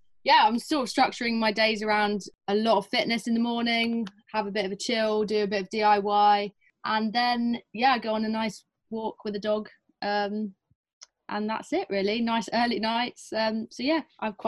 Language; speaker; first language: English; native; English